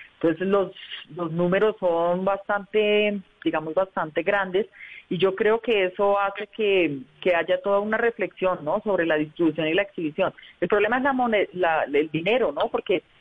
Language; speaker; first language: Spanish; native; Spanish